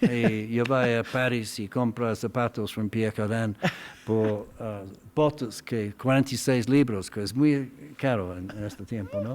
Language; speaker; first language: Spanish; non-native, learner; English